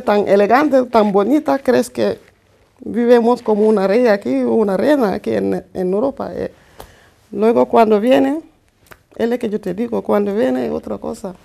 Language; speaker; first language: Spanish; non-native, fluent; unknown